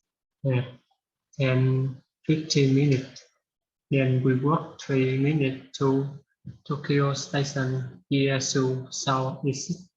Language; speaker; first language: English; non-native, learner; Vietnamese